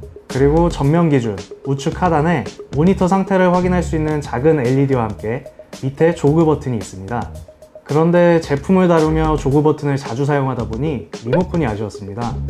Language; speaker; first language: Korean; native; Korean